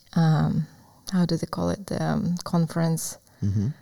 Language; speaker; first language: English; non-native, fluent; Ukrainian